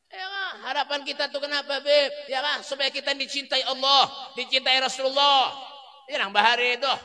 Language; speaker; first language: Indonesian; non-native, local second language; Banjar